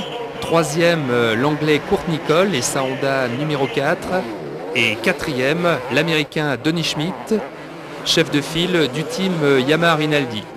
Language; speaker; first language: French; native; French